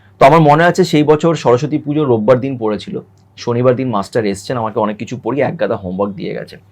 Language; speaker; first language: Bangla; native; Bangla